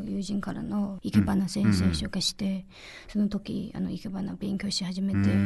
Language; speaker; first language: Japanese; non-native, learner; Chinese